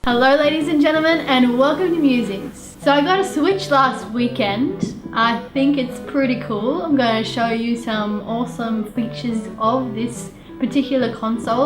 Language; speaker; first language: English; native; English